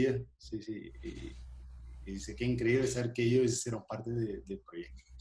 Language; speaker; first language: Spanish; non-native, fluent; Portuguese